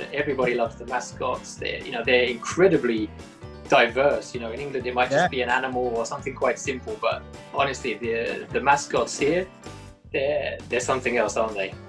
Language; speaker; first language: English; native; English